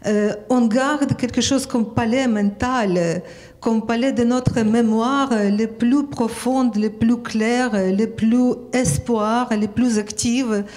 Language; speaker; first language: French; non-native, learner; Ukrainian